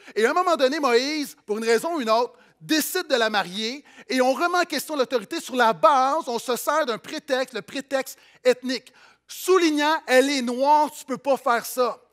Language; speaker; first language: French; native; French